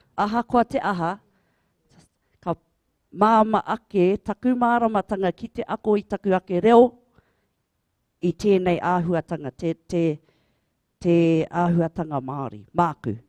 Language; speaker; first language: Māori; non-native, local second language; English